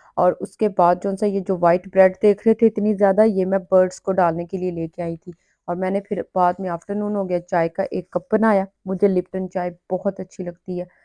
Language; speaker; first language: Urdu; native; Urdu